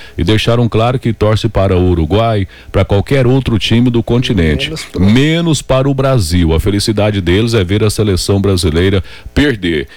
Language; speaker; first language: Portuguese; native; Portuguese